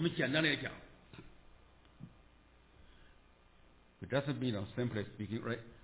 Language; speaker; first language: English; non-native, learner; Chinese